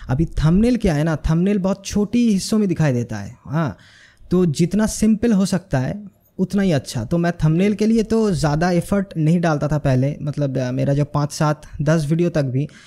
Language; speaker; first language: Hindi; non-native, local second language; Bangla